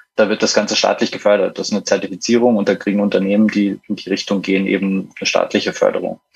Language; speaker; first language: German; native; German